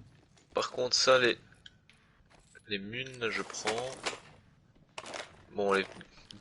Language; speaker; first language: French; native; French